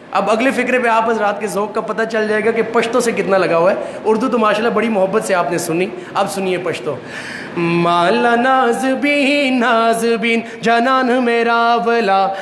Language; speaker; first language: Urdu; non-native, local second language; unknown